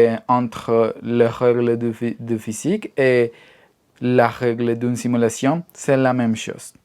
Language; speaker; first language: French; non-native, learner; Spanish